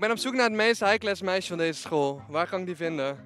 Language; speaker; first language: Dutch; native; Dutch